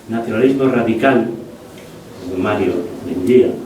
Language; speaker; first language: Spanish; non-native, local second language; Basque